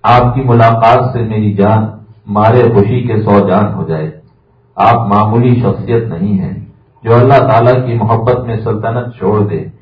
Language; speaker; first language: Urdu; native; Urdu